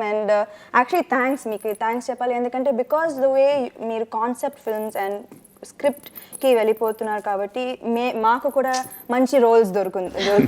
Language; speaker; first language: Telugu; non-native, fluent; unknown